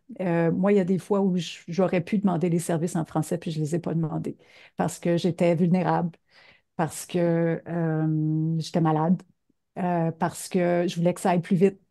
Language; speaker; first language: French; native; French